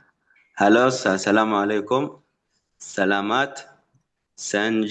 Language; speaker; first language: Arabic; native; Arabic